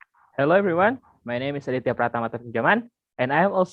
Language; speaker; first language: English; non-native, learner; Indonesian